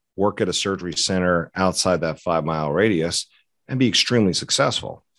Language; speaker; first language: English; native; English